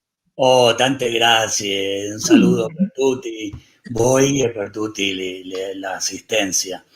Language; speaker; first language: Italian; non-native, learner; Spanish